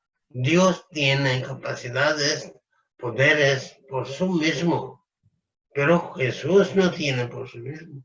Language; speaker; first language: Spanish; non-native, fluent; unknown